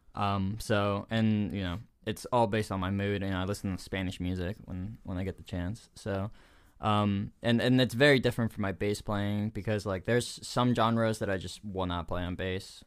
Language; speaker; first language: English; early bilingual, other home language; Spanish